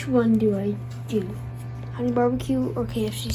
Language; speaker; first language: English; native; English